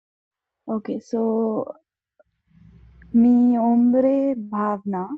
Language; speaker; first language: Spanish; non-native, learner; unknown